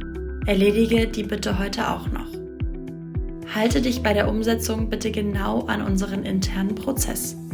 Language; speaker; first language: German; native; German